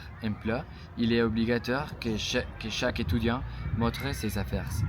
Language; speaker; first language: French; non-native, learner; Spanish